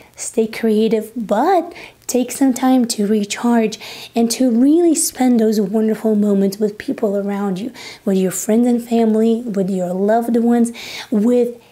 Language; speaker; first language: English; non-native, fluent; Russian